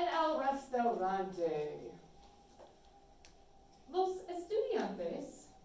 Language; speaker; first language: Spanish; non-native, fluent; English